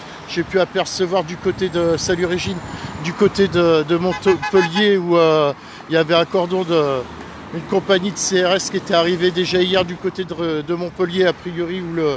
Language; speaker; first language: French; native; French